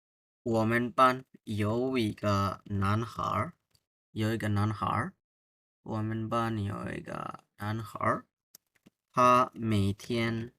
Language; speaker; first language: Chinese; non-native, fluent; Bangla